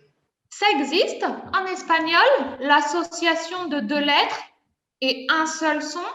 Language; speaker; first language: French; non-native, fluent; Spanish